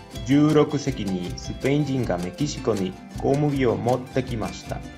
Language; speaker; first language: Japanese; non-native, learner; Spanish